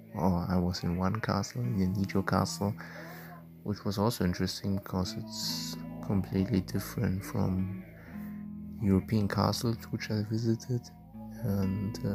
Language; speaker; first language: English; non-native, fluent; German